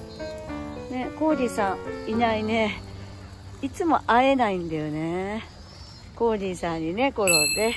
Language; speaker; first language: Japanese; native; Japanese